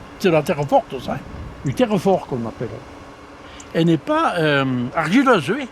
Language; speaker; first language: French; native; French